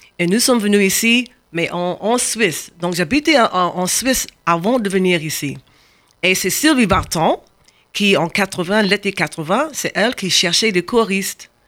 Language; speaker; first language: French; non-native, fluent; English